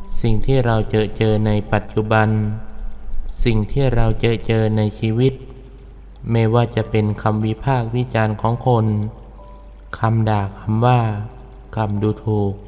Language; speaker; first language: Thai; native; Thai